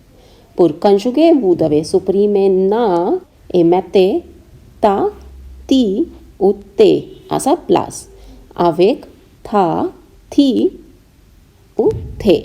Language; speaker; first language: French; non-native, fluent; Hindi